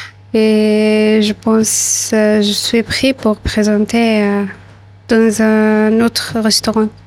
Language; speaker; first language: French; non-native, learner; Arabic